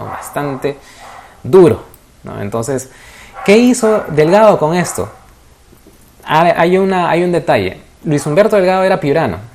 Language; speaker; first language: Spanish; native; Spanish